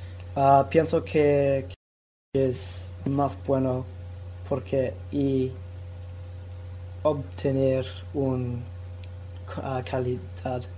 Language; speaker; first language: Spanish; non-native, learner; English